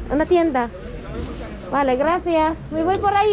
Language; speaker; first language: Spanish; non-native, learner; Filipino